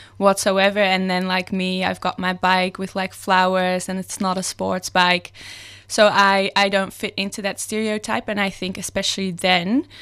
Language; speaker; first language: English; non-native, fluent; Dutch